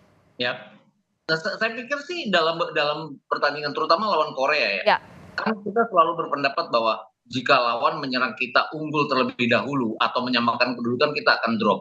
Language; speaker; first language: Indonesian; native; Indonesian